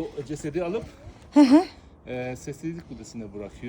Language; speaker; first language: Turkish; non-native, learner; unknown